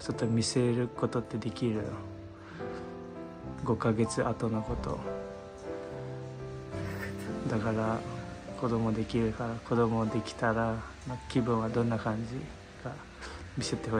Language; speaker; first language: Japanese; non-native, learner; Nepali